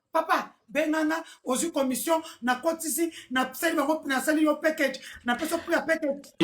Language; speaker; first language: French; non-native, local second language; Lingala